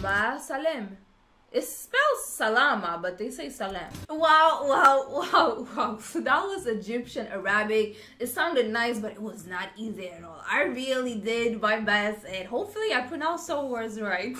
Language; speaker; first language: English; non-native, fluent; Swedish